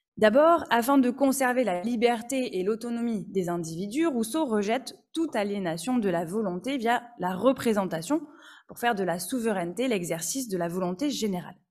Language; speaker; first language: French; native; French